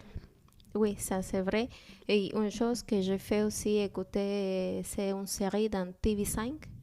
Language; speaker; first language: French; non-native, learner; Spanish